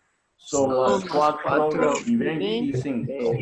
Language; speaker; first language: Spanish; non-native, learner; English